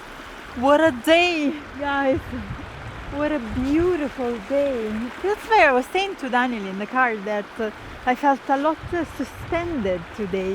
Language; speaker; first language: English; non-native, fluent; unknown